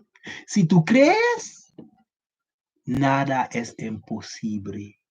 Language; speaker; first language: Spanish; non-native, learner; Haitian Creole